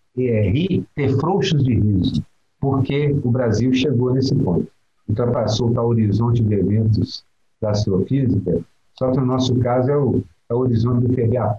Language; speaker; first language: Portuguese; native; Portuguese